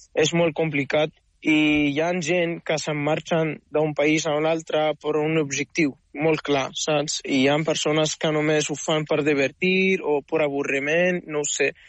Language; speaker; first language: Catalan; non-native, fluent; Arabic